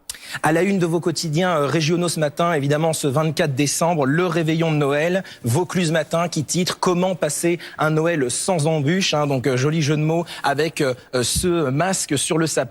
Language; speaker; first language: French; native; French